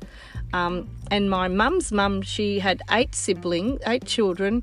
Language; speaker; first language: English; non-native, local second language; Sicilian